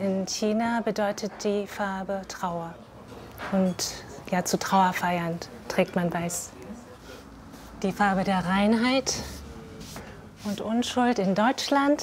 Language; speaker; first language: German; early bilingual, other home language; Cantonese